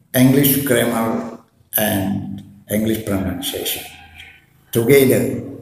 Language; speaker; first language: English; non-native, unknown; Balinese